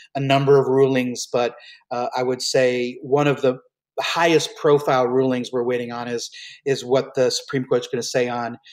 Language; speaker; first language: English; early bilingual, other home language; Hindi